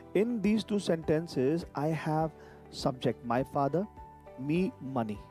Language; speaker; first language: English; non-native, local second language; Hindi